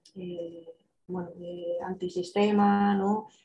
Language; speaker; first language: Spanish; native; Spanish